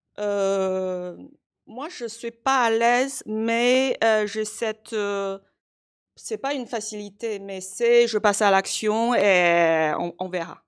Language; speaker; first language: French; non-native, fluent; Chinese